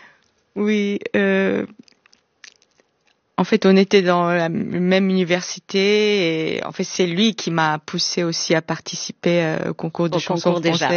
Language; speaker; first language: French; non-native, fluent; Korean